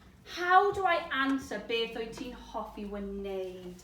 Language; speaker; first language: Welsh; non-native, local second language; English